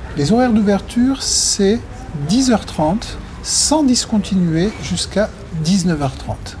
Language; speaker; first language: French; native; French